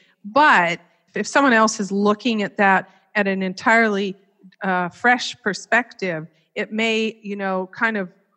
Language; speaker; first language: English; native; English